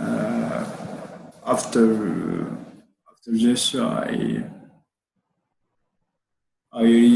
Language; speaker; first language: English; non-native, learner; Arabic